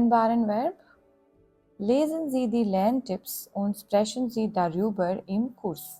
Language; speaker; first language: German; non-native, fluent; Gujarati